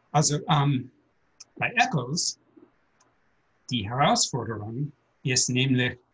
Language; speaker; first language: German; non-native, learner; English